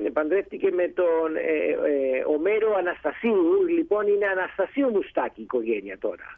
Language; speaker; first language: Greek; early bilingual, heritage; Greek